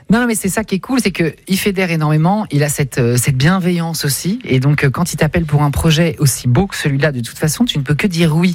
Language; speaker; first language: French; native; French